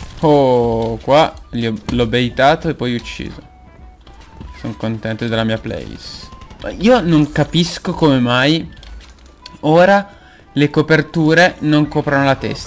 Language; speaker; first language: Italian; native; Italian